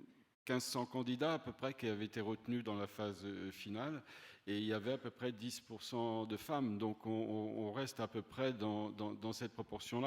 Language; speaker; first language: French; native; French